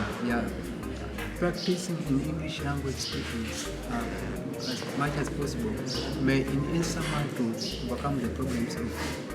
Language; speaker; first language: English; non-native, learner; Swahili